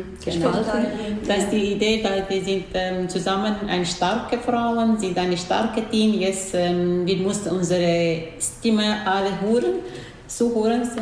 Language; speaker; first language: German; non-native, learner; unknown